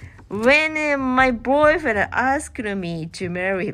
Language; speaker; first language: English; non-native, learner; Japanese